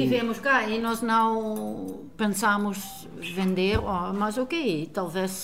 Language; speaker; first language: Portuguese; non-native, learner; Dutch